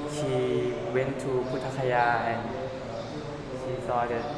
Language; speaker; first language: English; non-native, learner; Thai